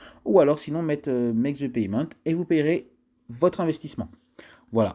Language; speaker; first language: French; native; French